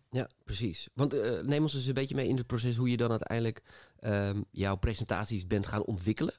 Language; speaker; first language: Dutch; native; Dutch